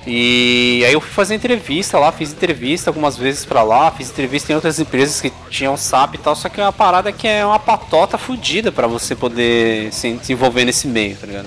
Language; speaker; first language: Portuguese; native; Portuguese